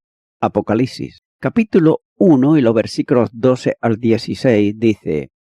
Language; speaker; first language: Spanish; native; Spanish